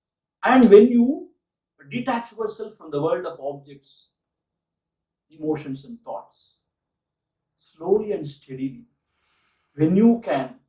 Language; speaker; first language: English; non-native, local second language; Tamil